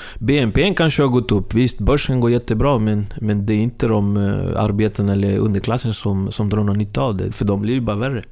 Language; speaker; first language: Swedish; early bilingual, other home language; Spanish